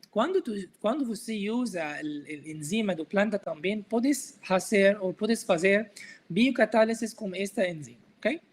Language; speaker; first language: Portuguese; non-native, learner; Arabic